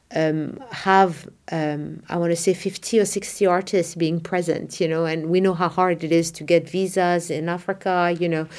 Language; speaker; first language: English; non-native, fluent; Arabic